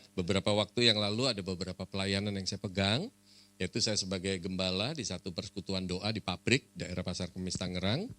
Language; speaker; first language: Indonesian; native; Indonesian